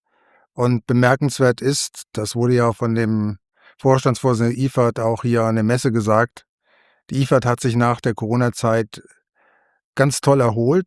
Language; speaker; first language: German; native; German